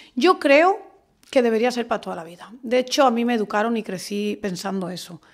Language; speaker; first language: Spanish; native; Spanish